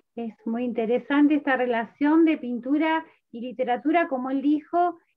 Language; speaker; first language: Spanish; native; Spanish